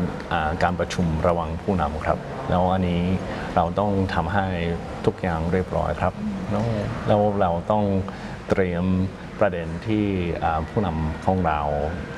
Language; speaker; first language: Thai; non-native, fluent; English